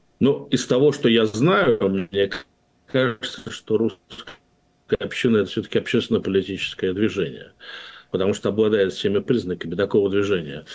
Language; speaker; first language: Russian; native; Russian